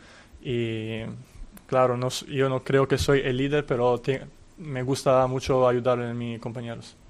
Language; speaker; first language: Spanish; non-native, fluent; Italian